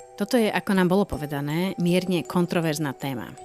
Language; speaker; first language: Slovak; native; Slovak